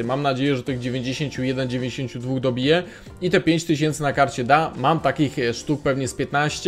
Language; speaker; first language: Polish; native; Polish